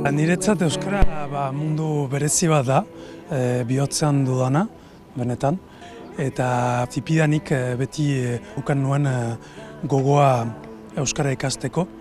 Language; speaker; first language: Basque; non-native, fluent; Spanish